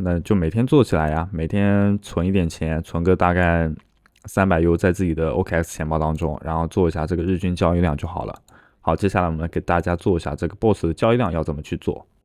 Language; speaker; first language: Chinese; native; Chinese